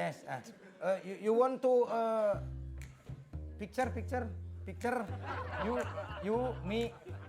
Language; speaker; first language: English; non-native, learner; Indonesian